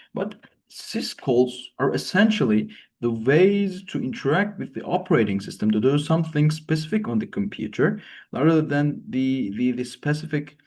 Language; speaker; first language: English; non-native, fluent; Turkish